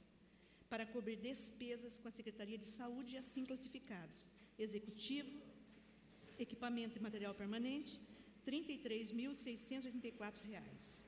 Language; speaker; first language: Portuguese; native; Portuguese